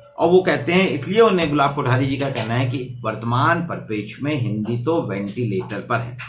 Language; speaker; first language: Hindi; native; Hindi